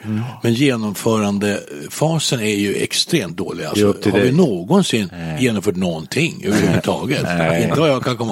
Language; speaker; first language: Swedish; native; Swedish